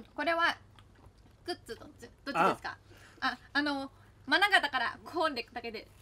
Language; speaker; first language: Japanese; non-native, learner; Thai